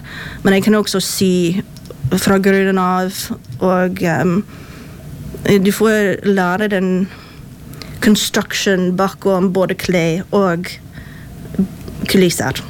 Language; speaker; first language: Norwegian; non-native, fluent; English